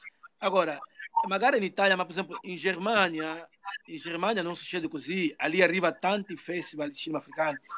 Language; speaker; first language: Italian; non-native, learner; Portuguese